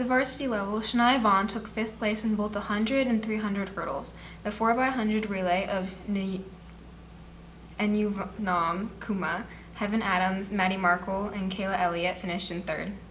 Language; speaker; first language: English; native; English